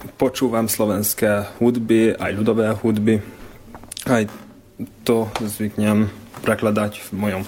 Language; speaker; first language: Slovak; non-native, local second language; Hungarian